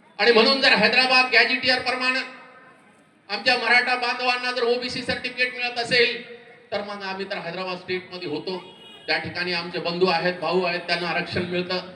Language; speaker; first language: Marathi; non-native, local second language; Lambadi